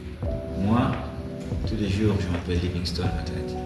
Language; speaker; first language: French; non-native, learner; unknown